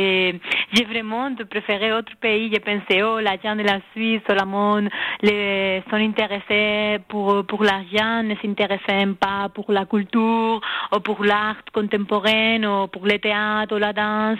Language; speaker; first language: French; non-native, learner; Spanish